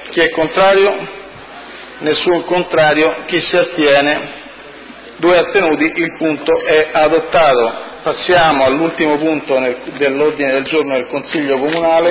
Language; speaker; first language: Italian; native; Italian